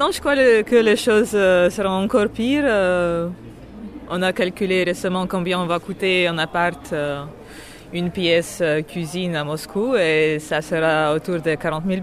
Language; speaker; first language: French; non-native, fluent; Russian